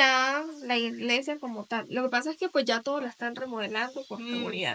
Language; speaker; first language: Spanish; native; Spanish